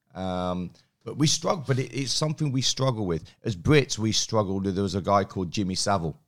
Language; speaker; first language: English; native; English